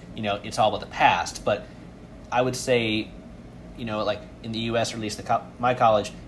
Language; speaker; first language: English; native; English